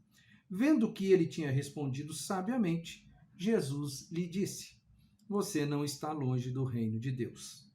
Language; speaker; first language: Portuguese; native; Portuguese